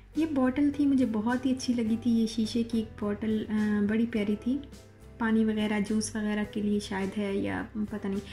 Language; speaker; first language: Urdu; non-native, local second language; Saraiki